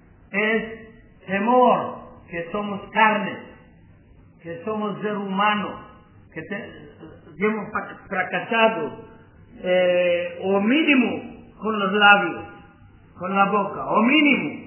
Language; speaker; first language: Spanish; non-native, learner; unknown